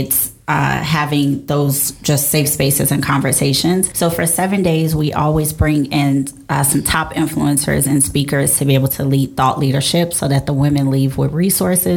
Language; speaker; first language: English; native; English